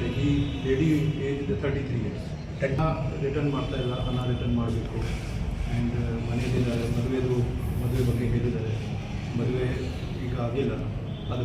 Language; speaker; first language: Kannada; non-native, fluent; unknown